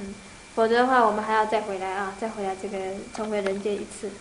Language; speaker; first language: Chinese; native; Chinese